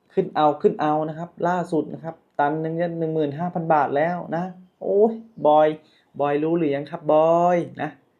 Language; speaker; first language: Thai; native; Thai